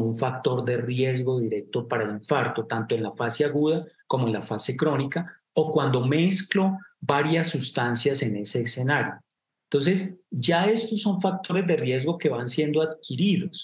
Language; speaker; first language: Spanish; native; Spanish